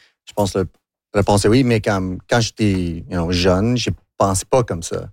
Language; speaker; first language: French; non-native, local second language; English